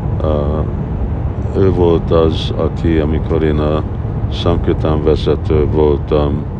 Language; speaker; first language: Hungarian; early bilingual, heritage; Hungarian